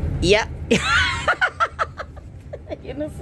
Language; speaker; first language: English; non-native, learner; Cebuano